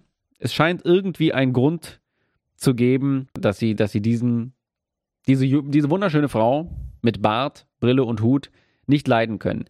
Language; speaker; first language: German; native; German